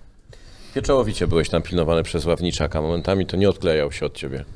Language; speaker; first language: Polish; native; Polish